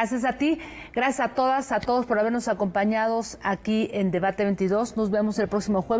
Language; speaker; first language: Spanish; native; Spanish